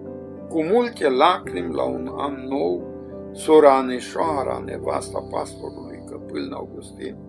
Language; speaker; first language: Romanian; native; Romanian